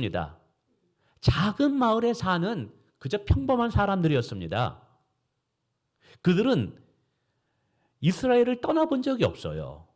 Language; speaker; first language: Korean; native; Korean